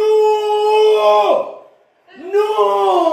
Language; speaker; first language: Spanish; native; Spanish